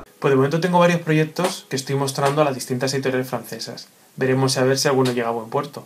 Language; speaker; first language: Spanish; native; Spanish